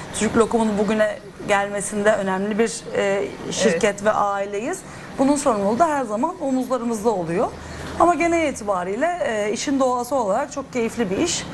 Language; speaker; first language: Turkish; native; Turkish